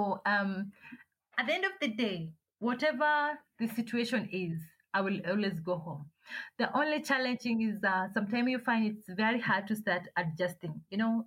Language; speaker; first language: English; non-native, local second language; Masai